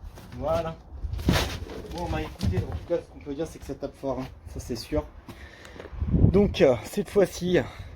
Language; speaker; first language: French; native; French